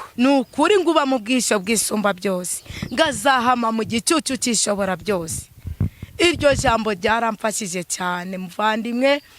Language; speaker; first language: Kinyarwanda; native; Kinyarwanda